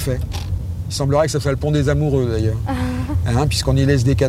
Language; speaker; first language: French; native; French